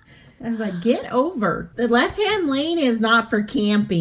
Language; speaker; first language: English; native; English